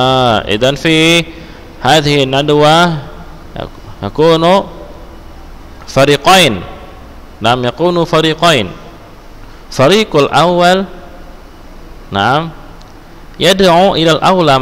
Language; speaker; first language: Arabic; non-native, fluent; Indonesian